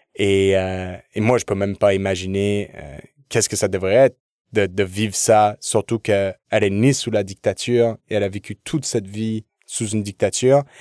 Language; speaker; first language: French; early bilingual, other home language; English